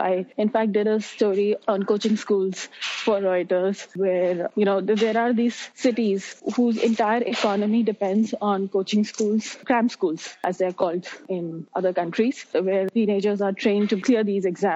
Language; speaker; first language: English; non-native, local second language; Hindi